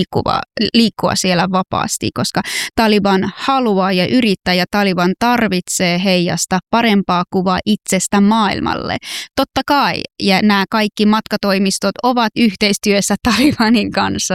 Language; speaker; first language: Finnish; non-native, fluent; Persian